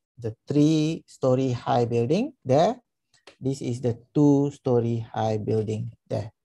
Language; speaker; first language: English; non-native, local second language; Malay